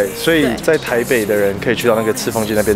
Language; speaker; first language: Chinese; native; Chinese